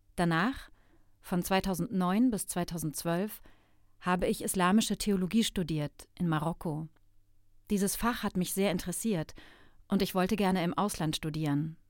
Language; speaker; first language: German; non-native, fluent; Turkish